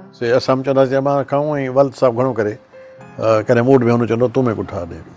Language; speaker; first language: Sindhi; non-native, local second language; Saraiki